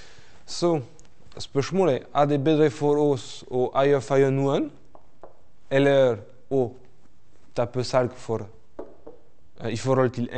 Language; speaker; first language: Norwegian; non-native, fluent; French